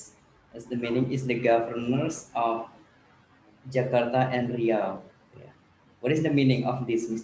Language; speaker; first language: English; non-native, learner; Indonesian